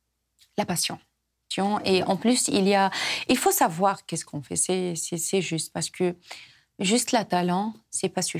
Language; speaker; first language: French; non-native, fluent; Arabic